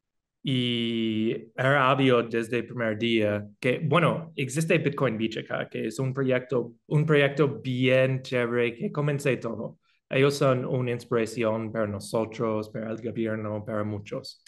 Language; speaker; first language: Spanish; non-native, fluent; English